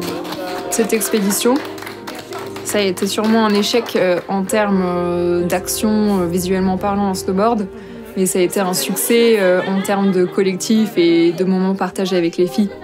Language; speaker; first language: French; native; French